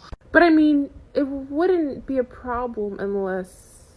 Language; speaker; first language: English; native; English